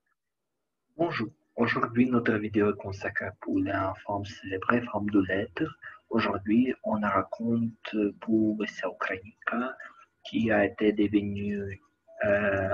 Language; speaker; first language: French; non-native, learner; Ukrainian